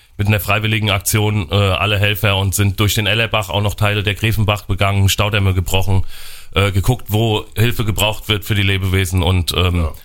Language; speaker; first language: German; native; German